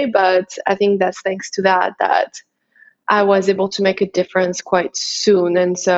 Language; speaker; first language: English; non-native, fluent; French